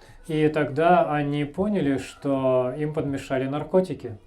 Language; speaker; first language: Russian; native; Russian